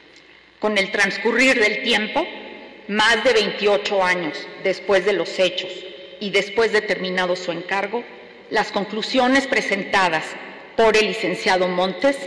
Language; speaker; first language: Spanish; native; Spanish